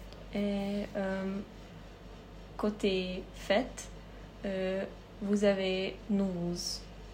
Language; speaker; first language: French; non-native, learner; Hungarian